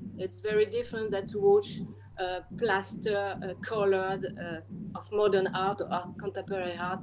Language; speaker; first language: English; non-native, learner; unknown